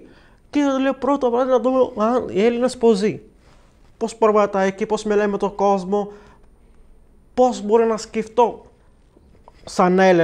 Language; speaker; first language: Greek; non-native, learner; Arabic